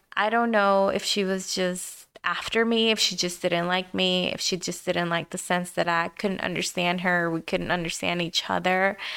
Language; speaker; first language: English; early bilingual, other home language; Spanish